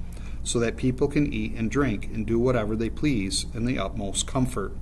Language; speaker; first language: English; native; English